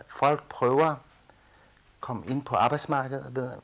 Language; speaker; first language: Danish; early bilingual, other home language; Kurdish